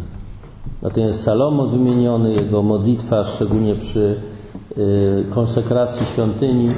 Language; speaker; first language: Polish; native; Polish